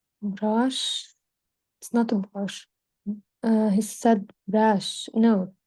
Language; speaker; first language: English; non-native, learner; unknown